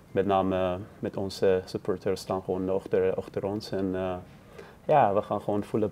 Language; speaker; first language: Dutch; non-native, learner; Persian